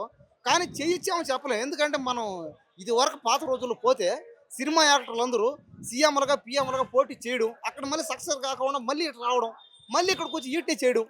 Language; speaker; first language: Telugu; native; Telugu